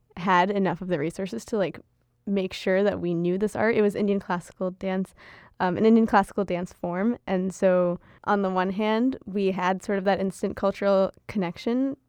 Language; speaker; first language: English; early bilingual, other home language; Gujarati